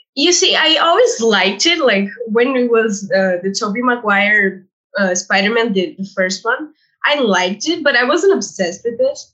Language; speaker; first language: English; non-native, fluent; Portuguese